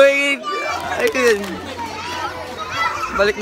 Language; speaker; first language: Filipino; native; Filipino